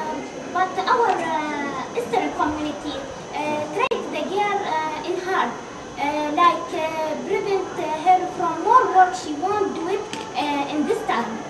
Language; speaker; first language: English; non-native, learner; Arabic